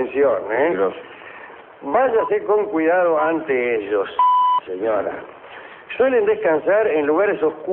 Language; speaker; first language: Spanish; native; Spanish